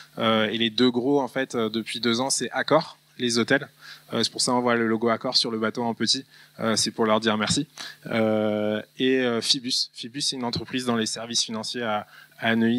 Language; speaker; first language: French; native; French